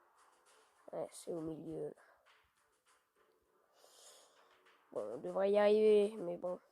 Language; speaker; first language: French; native; French